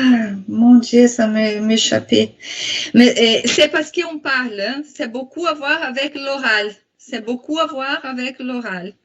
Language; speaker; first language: French; non-native, fluent; Portuguese